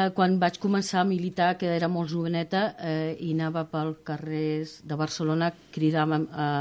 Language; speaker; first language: Catalan; non-native, local second language; Spanish